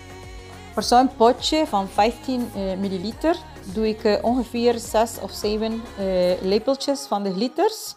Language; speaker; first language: Dutch; non-native, fluent; Spanish